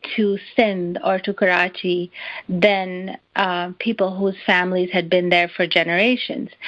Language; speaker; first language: English; non-native, local second language; Urdu